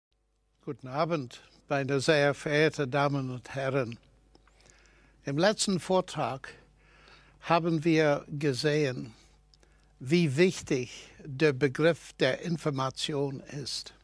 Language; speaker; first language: German; non-native, fluent; English